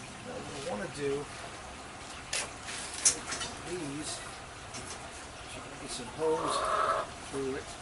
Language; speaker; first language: English; native; English